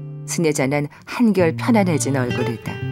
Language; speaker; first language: Korean; native; Korean